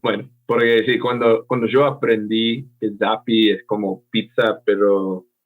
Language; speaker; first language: Spanish; non-native, fluent; English